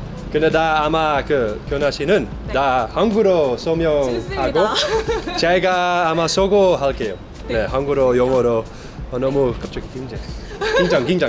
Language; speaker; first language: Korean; non-native, learner; Dutch